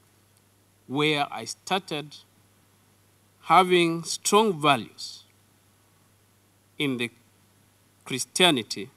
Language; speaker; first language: English; non-native, local second language; Kalenjin